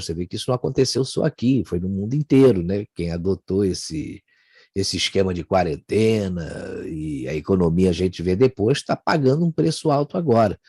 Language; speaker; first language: Portuguese; native; Portuguese